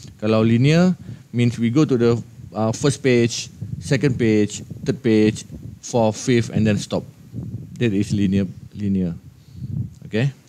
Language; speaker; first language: English; non-native, local second language; Malay